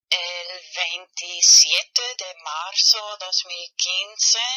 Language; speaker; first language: Spanish; non-native, learner; German